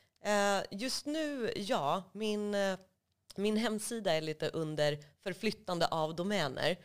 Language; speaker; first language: Swedish; native; Swedish